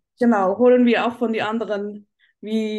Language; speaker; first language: German; non-native, fluent; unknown